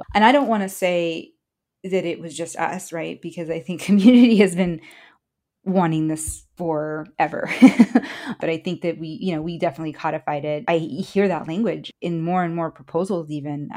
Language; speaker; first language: English; early bilingual, other home language; Spanish